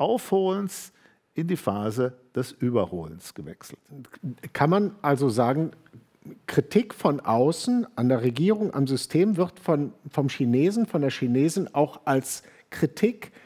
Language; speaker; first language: German; native; German